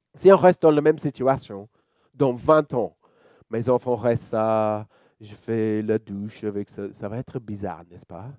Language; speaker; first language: French; non-native, fluent; English